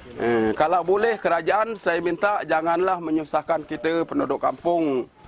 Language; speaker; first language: Malay; non-native, local second language; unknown